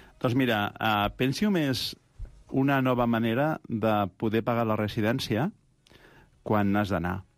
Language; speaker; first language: Catalan; non-native, local second language; Spanish